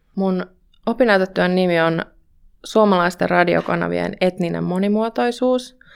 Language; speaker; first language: Finnish; native; Finnish